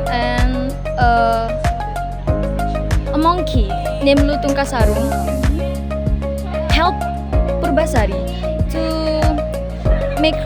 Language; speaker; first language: English; non-native, learner; Indonesian